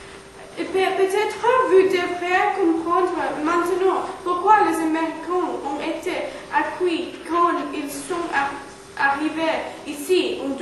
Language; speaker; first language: French; non-native, learner; English